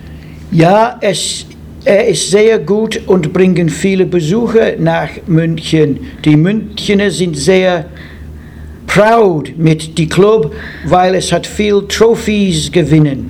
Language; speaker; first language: German; non-native, learner; English